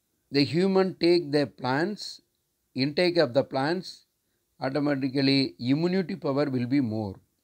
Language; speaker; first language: English; non-native, local second language; Tamil